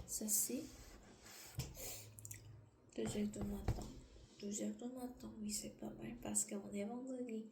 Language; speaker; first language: French; non-native, learner; Korean